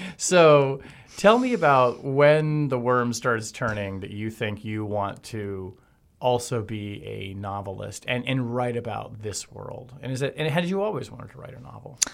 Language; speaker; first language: English; native; English